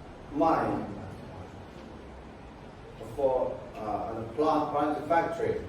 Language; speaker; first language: English; non-native, fluent; Chinese